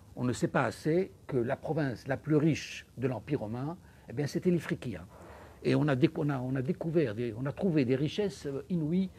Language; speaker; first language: French; non-native, local second language; Arabic